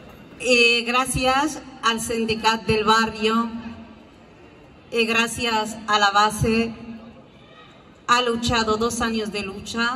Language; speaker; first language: Spanish; non-native, fluent; Arabic